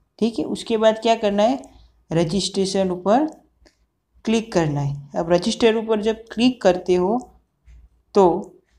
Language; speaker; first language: Hindi; non-native, local second language; Gujarati